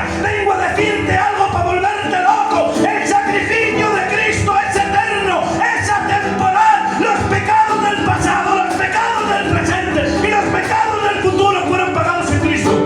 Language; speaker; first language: Spanish; native; Spanish